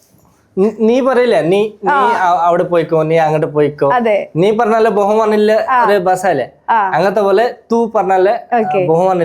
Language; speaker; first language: Malayalam; non-native, local second language; Bangla